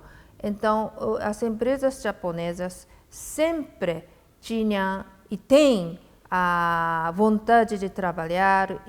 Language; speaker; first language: Portuguese; non-native, fluent; Japanese